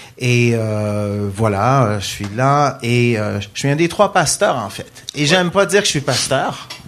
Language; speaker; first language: French; native; French